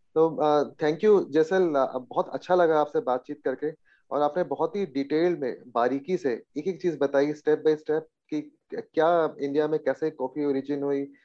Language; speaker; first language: Hindi; native; Hindi